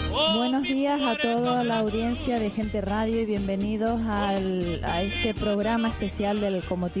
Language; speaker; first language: Spanish; native; Spanish